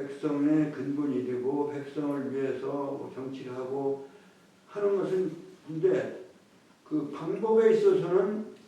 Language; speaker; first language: Korean; native; Korean